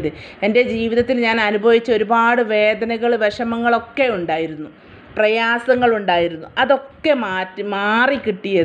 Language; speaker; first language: Malayalam; native; Malayalam